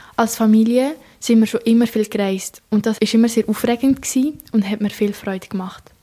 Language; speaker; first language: German; native; German